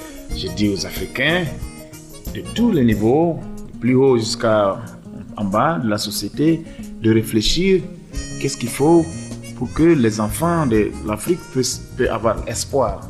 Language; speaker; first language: French; non-native, local second language; Bambara